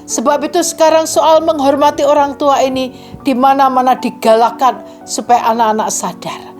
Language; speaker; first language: Indonesian; native; Indonesian